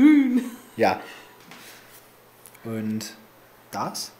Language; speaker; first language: German; non-native, learner; English